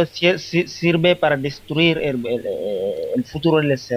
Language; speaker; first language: Spanish; non-native, fluent; Wolof